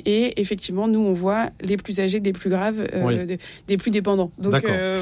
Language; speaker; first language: French; native; French